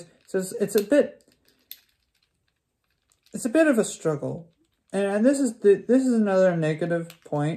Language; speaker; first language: English; native; English